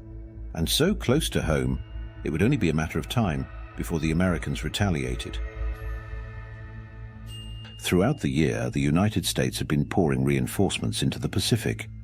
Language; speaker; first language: English; native; English